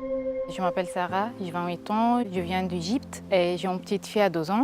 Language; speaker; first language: French; non-native, learner; Arabic